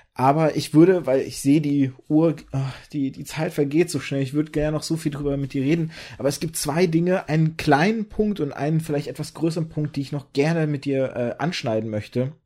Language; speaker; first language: German; early bilingual, other home language; Russian